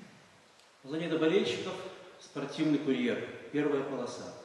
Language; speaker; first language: Russian; native; Russian